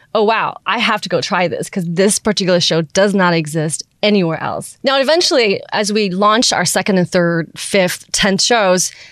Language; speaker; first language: English; early bilingual, other home language; Chinese